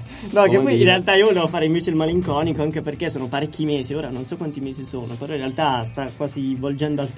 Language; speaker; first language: Italian; native; Italian